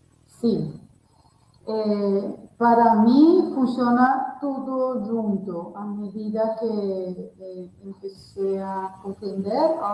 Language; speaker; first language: Portuguese; non-native, learner; Spanish